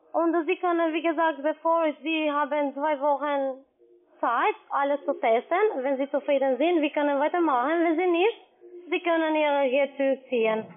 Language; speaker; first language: German; non-native, learner; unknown